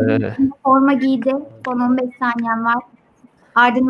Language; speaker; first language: Turkish; native; Turkish